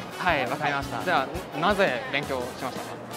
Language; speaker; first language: Japanese; non-native, fluent; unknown